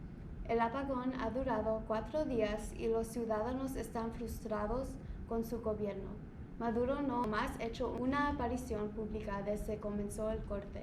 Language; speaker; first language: Spanish; non-native, learner; English